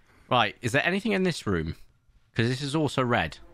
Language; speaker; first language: English; native; English